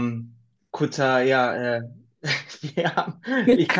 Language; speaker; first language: German; native; German